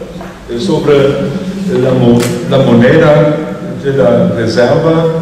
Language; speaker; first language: Spanish; non-native, fluent; German